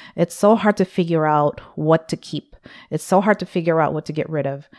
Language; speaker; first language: English; early bilingual, other home language; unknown